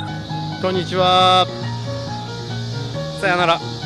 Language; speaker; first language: Japanese; non-native, learner; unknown